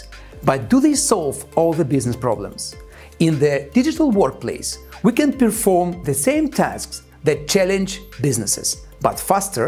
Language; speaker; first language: English; non-native, fluent; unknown